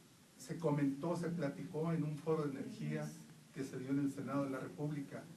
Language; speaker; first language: Spanish; native; Spanish